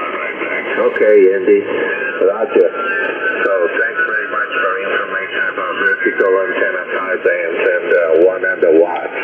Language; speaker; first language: English; non-native, fluent; Italian